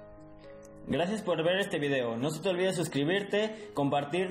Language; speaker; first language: Spanish; native; Spanish